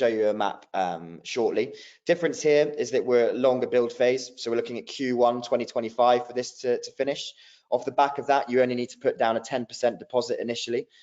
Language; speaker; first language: English; native; English